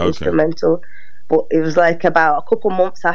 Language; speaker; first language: English; native; English